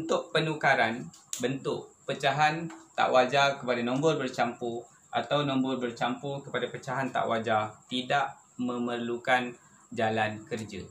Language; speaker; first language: Malay; native; Malay